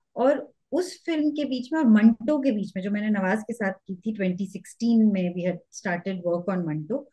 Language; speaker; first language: Hindi; native; Hindi